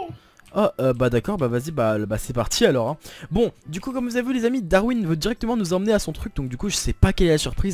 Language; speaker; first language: French; native; French